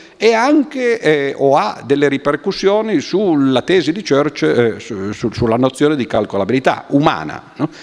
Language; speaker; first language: Italian; native; Italian